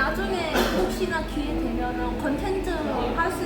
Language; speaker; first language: Korean; non-native, fluent; Vietnamese